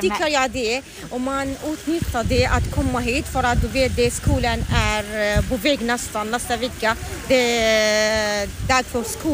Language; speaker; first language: Swedish; non-native, learner; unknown